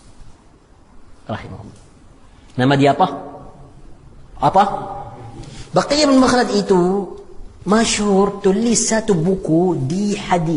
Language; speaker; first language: Indonesian; non-native, fluent; Arabic